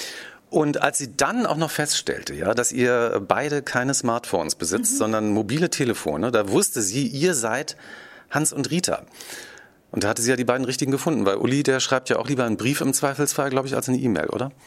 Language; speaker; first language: German; native; German